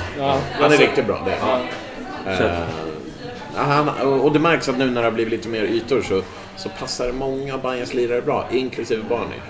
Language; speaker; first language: Swedish; native; Swedish